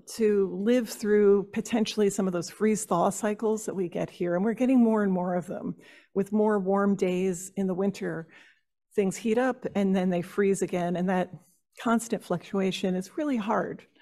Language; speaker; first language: English; native; English